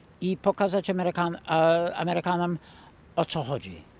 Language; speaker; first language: Polish; non-native, fluent; English